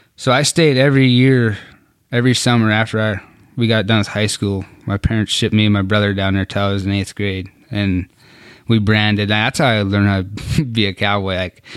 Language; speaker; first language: English; native; English